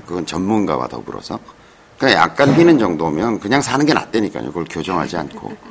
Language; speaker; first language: Korean; native; Korean